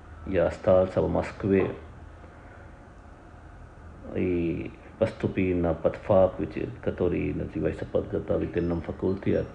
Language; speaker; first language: Russian; non-native, learner; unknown